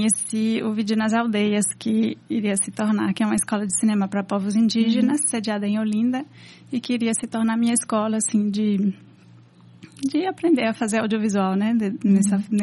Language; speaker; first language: Portuguese; non-native, fluent; French